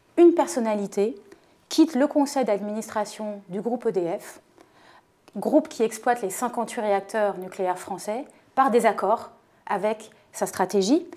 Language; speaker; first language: French; native; French